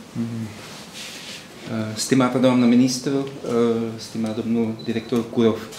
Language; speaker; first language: Romanian; non-native, learner; Czech